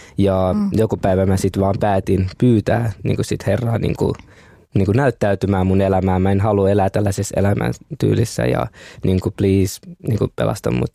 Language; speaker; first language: Finnish; early bilingual, other home language; Kinyarwanda